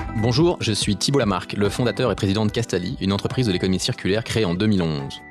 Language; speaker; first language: French; native; French